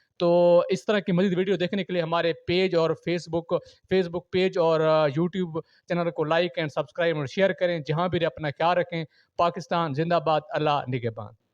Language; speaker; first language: Urdu; non-native, local second language; Saraiki